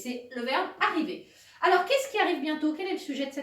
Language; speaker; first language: French; native; French